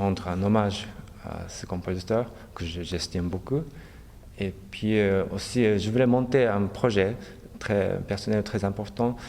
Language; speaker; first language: French; non-native, fluent; Japanese